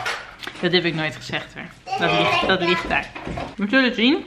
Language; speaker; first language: Dutch; native; Dutch